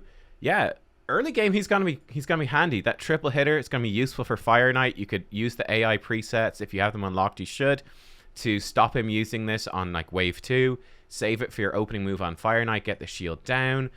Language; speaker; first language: English; native; English